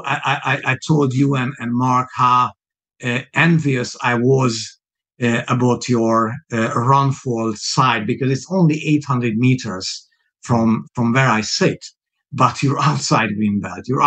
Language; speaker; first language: English; non-native, fluent; Hungarian